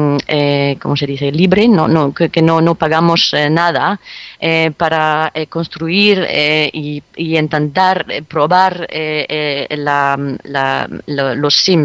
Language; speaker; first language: Spanish; non-native, fluent; French